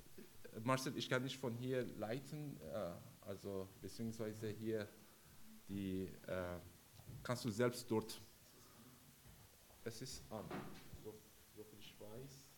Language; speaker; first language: German; non-native, learner; Persian